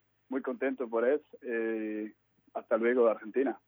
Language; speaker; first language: Spanish; non-native, learner; Swiss German